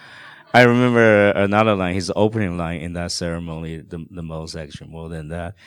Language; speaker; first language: English; non-native, fluent; Chinese